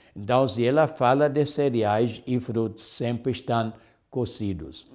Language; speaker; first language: Portuguese; non-native, fluent; Spanish